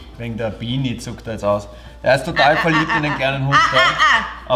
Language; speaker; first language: German; native; German